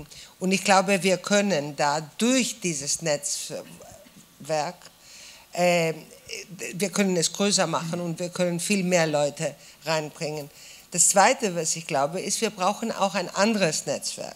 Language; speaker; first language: German; non-native, fluent; Greek